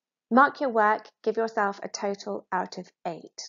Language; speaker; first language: English; native; English